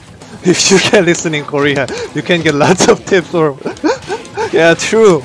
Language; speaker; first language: English; non-native, learner; Korean